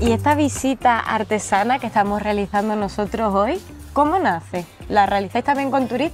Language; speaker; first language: Spanish; native; Spanish